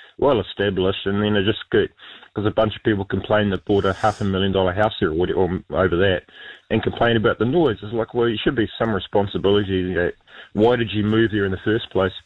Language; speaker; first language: English; native; English